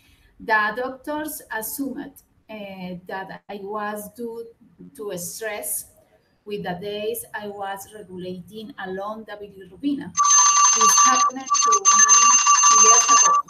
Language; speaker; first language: English; non-native, learner; Spanish